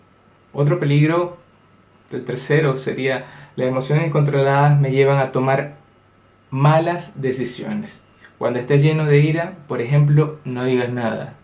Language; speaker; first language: Spanish; native; Spanish